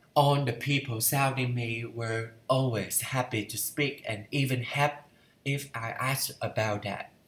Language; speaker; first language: English; non-native, fluent; Vietnamese